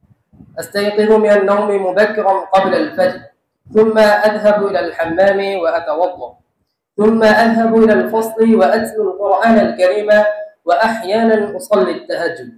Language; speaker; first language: Arabic; non-native, learner; Bangla